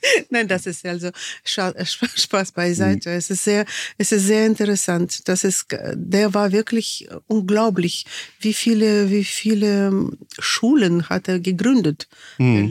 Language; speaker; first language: German; non-native, fluent; Russian